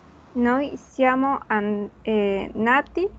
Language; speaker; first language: Italian; non-native, learner; Spanish